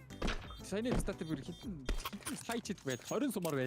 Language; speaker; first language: Mongolian; native; Mongolian